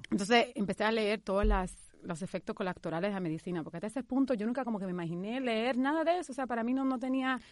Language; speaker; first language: Spanish; native; Spanish